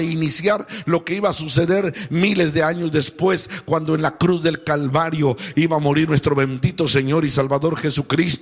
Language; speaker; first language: Spanish; native; Spanish